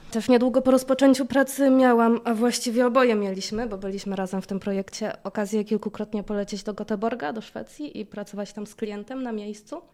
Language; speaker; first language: Polish; native; Polish